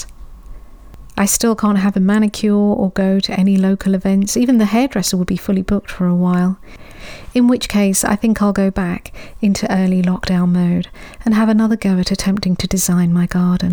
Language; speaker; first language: English; native; English